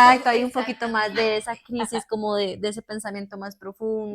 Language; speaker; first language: Spanish; native; Spanish